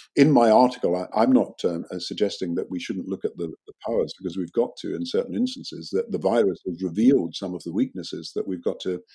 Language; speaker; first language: English; native; English